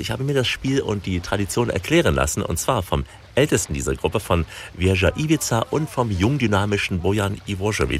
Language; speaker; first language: German; native; German